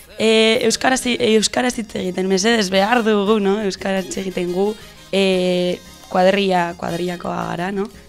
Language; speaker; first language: Basque; non-native, local second language; Spanish